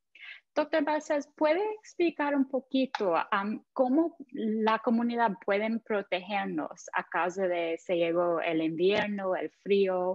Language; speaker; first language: Spanish; non-native, fluent; English